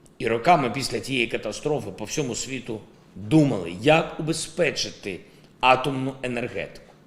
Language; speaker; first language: Ukrainian; non-native, local second language; Russian